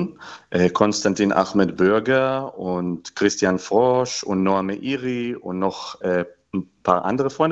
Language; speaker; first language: German; non-native, fluent; Hebrew